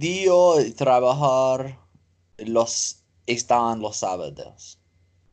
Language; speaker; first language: Spanish; non-native, learner; English